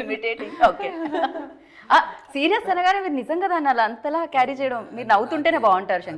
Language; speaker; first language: Telugu; native; Telugu